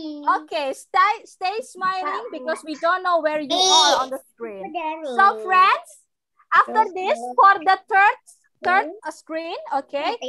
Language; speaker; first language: English; non-native, local second language; Indonesian